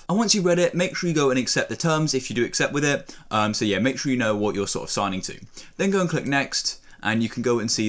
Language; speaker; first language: English; native; English